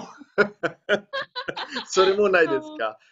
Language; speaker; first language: Japanese; non-native, learner; Italian